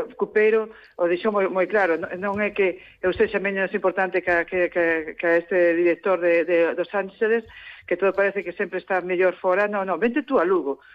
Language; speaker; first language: Galician; non-native, local second language; Spanish